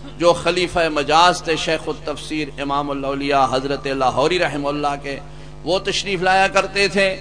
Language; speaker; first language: Urdu; non-native, local second language; Punjabi